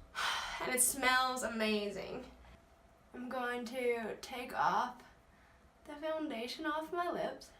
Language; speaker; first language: English; native; English